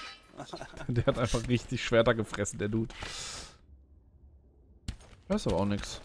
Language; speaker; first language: German; native; German